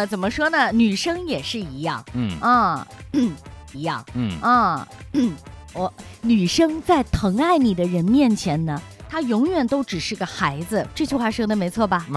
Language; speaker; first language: Chinese; native; Chinese